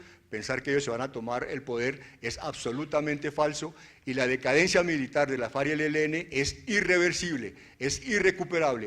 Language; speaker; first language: Spanish; native; Spanish